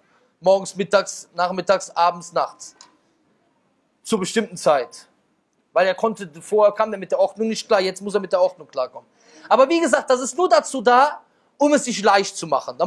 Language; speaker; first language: German; native; German